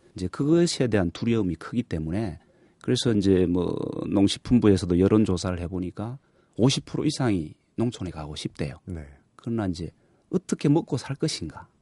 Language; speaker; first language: Korean; native; Korean